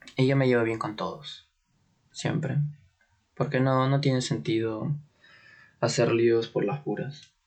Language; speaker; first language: Spanish; native; Spanish